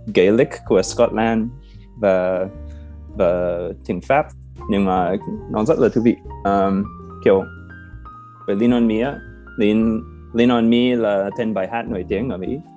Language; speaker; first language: Vietnamese; non-native, fluent; English